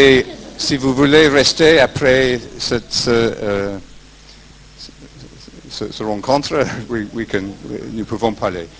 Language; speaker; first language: French; non-native, fluent; English